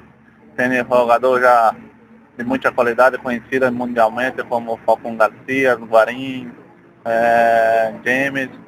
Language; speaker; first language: Spanish; non-native, learner; Portuguese